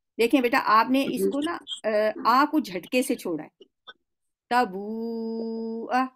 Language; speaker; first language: Urdu; native; Urdu